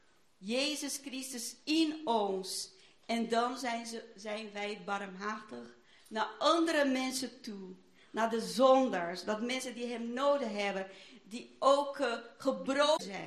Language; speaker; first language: Dutch; non-native, fluent; Portuguese